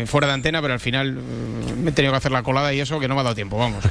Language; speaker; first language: Spanish; native; Spanish